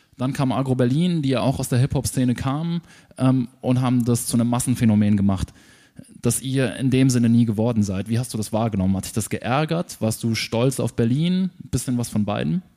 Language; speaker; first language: German; native; German